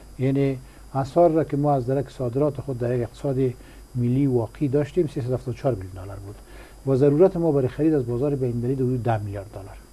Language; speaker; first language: Persian; native; Persian